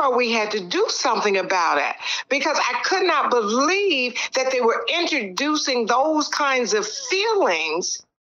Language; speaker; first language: English; native; English